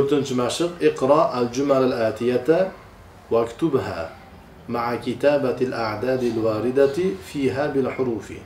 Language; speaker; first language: Arabic; non-native, fluent; Uzbek